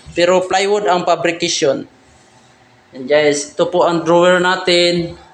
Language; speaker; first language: Filipino; non-native, local second language; Cebuano